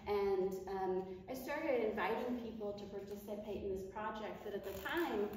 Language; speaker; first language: English; native; English